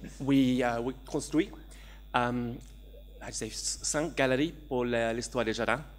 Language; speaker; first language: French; non-native, learner; English